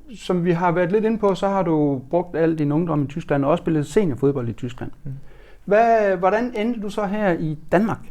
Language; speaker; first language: Danish; native; Danish